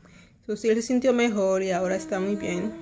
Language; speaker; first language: Spanish; non-native, fluent; Haitian Creole